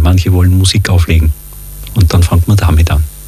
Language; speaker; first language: German; native; German